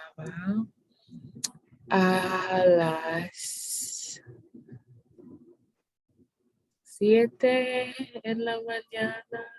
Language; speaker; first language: Spanish; non-native, learner; English